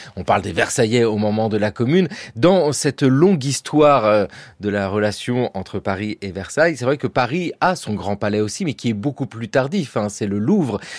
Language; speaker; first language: French; native; French